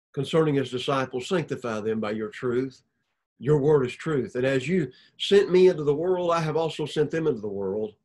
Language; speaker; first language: English; native; English